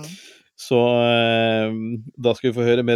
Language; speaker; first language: Norwegian; native; Norwegian